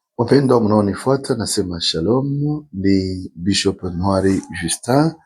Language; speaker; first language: Swahili; non-native, local second language; Rundi